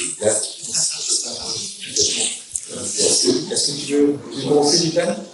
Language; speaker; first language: French; native; French